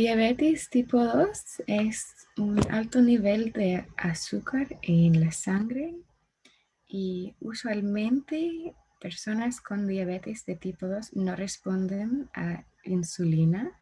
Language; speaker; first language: Spanish; non-native, learner; English